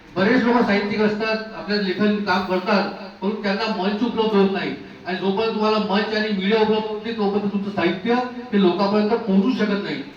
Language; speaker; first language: Marathi; non-native, local second language; Hindi